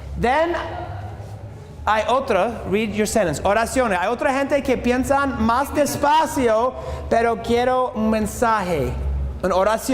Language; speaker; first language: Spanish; non-native, learner; English